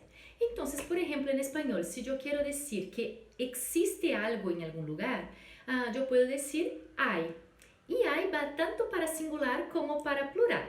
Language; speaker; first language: Spanish; non-native, fluent; Portuguese